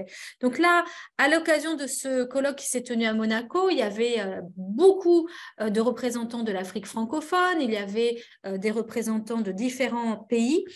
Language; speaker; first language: French; native; French